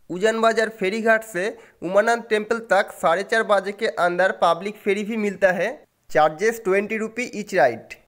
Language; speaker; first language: Hindi; non-native, local second language; Bangla